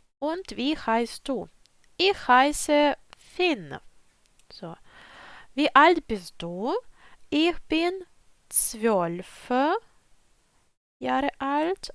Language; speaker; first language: German; non-native, fluent; Ukrainian